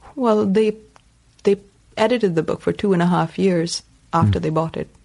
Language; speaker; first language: English; non-native, local second language; Tamil